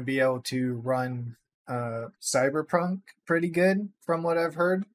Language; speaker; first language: English; native; English